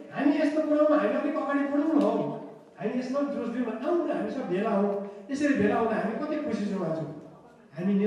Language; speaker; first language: Nepali; native; Nepali